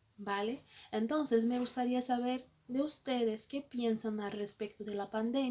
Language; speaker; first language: Spanish; non-native, fluent; Portuguese